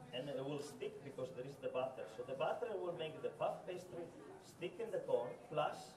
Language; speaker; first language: English; non-native, learner; Italian